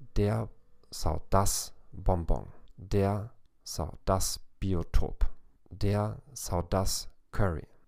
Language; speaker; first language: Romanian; non-native, fluent; German